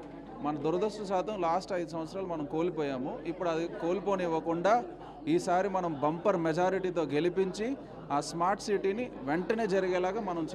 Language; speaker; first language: Telugu; native; Telugu